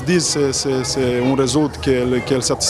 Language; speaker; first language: French; non-native, learner; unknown